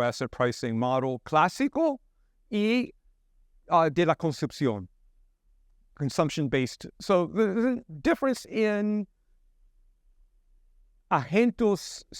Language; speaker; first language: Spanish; non-native, learner; English